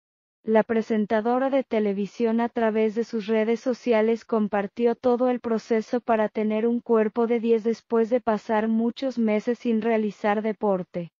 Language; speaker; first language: Spanish; native; Spanish